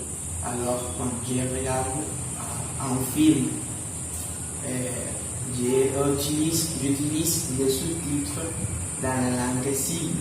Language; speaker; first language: French; non-native, learner; Spanish